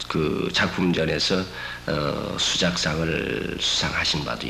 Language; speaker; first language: Korean; native; Korean